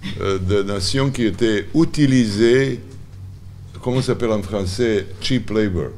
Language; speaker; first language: French; non-native, learner; Serbian